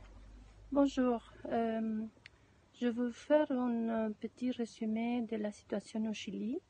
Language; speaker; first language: French; non-native, fluent; Spanish